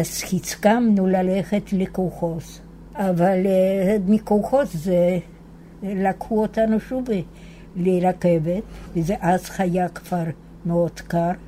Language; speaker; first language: Hebrew; non-native, fluent; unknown